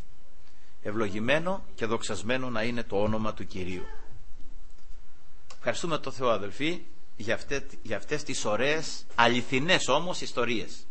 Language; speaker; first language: Greek; native; Greek